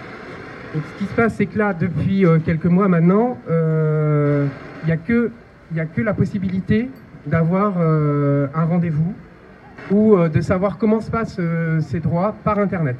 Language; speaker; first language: French; native; French